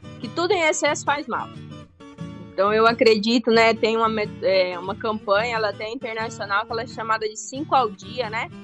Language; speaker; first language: Portuguese; native; Portuguese